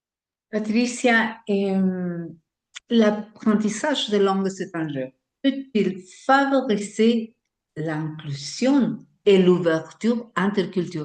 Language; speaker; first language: French; non-native, fluent; Spanish